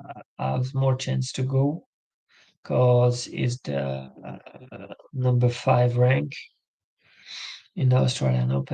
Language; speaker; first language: English; non-native, learner; French